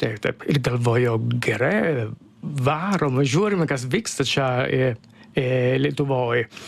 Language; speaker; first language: Lithuanian; non-native, fluent; Italian